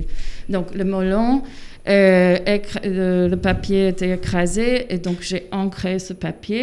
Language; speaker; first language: French; non-native, fluent; English